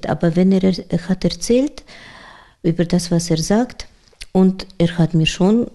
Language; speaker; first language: German; non-native, learner; Russian